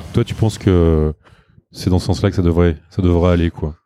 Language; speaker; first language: French; native; French